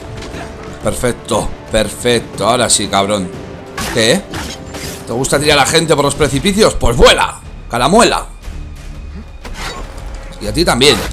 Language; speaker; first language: Spanish; native; Spanish